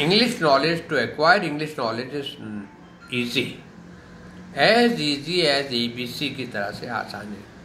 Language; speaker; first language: Hindi; native; Hindi